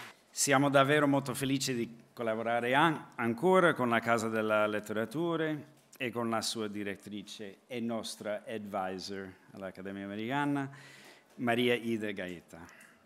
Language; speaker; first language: Italian; non-native, fluent; English